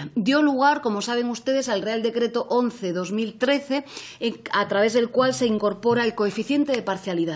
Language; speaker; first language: Spanish; native; Spanish